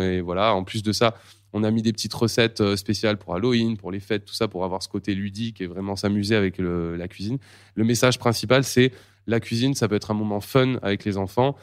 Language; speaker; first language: French; native; French